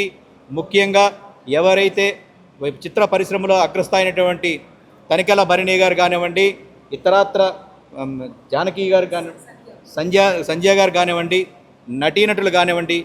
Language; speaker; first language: Telugu; native; Telugu